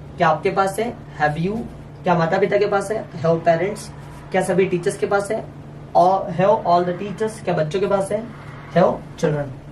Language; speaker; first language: Hindi; native; Hindi